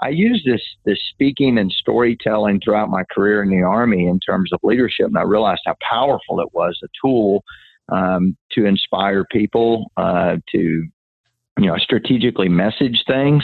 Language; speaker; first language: English; native; English